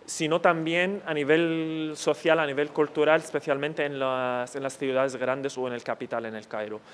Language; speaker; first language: Spanish; non-native, fluent; Arabic